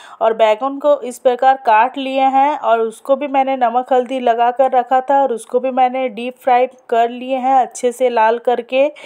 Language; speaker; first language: Hindi; non-native, local second language; Bangla